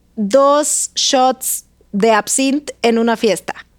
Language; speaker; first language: Spanish; non-native, fluent; Russian